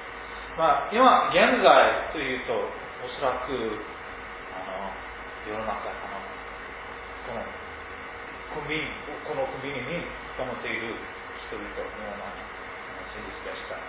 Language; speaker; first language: Japanese; non-native, fluent; English